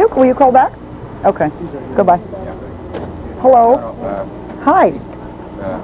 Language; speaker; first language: English; native; English